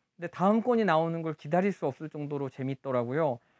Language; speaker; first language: Korean; native; Korean